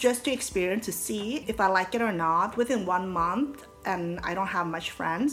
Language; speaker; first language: English; early bilingual, other home language; Cantonese